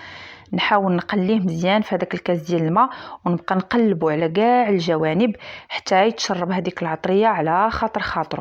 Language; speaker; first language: Arabic; native; Arabic